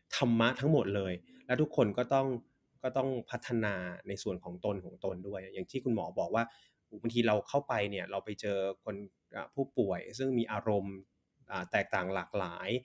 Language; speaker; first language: Thai; native; Thai